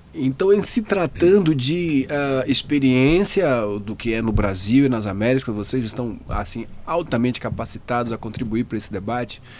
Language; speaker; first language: Portuguese; native; Portuguese